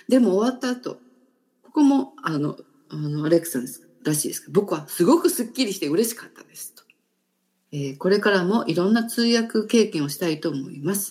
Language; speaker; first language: Japanese; native; Japanese